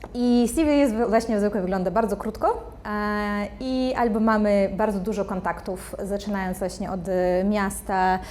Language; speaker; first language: Polish; non-native, fluent; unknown